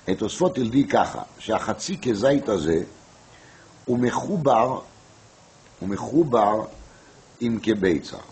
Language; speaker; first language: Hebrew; non-native, fluent; French